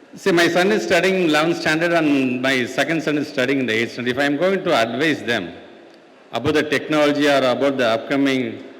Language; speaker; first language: English; non-native, local second language; Tamil